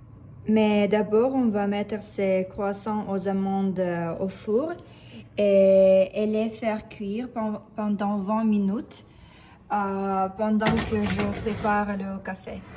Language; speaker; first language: French; non-native, fluent; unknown